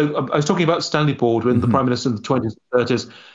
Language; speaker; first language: English; native; English